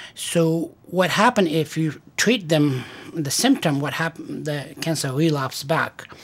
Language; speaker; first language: English; non-native, fluent; Pashto